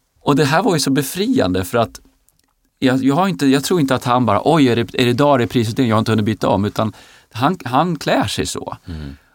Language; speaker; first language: Swedish; native; Swedish